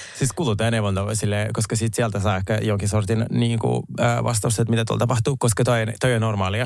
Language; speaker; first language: Finnish; native; Finnish